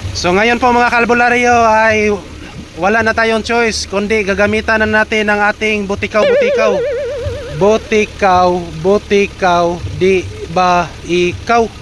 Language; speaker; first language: Filipino; non-native, local second language; Cebuano